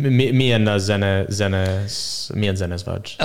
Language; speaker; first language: Hungarian; non-native, learner; English